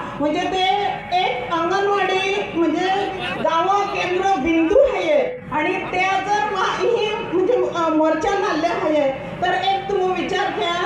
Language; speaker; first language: Marathi; non-native, local second language; Bhili